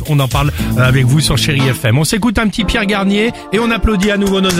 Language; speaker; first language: French; native; French